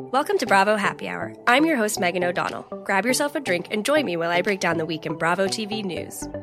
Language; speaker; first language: English; native; English